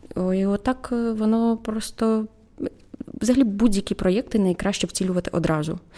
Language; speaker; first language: Ukrainian; native; Ukrainian